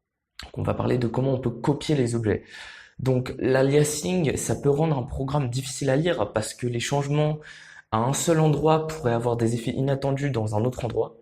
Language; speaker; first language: French; native; French